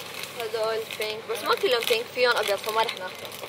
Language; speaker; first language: Arabic; native; Arabic